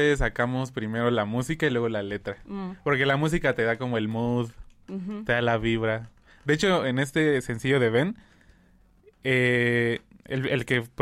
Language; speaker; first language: Spanish; native; Spanish